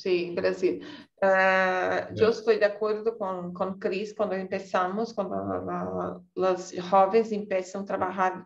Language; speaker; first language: Spanish; non-native, learner; Portuguese